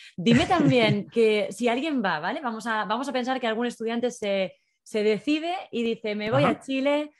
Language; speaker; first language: Spanish; native; Spanish